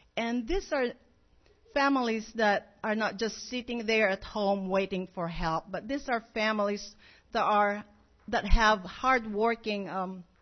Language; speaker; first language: English; non-native, local second language; Filipino